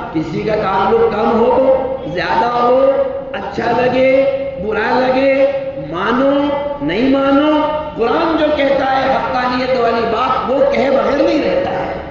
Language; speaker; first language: Urdu; native; Urdu